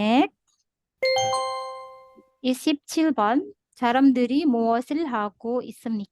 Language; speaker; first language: Korean; non-native, learner; Indonesian